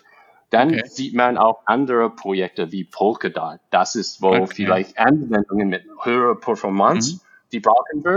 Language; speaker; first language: German; non-native, fluent; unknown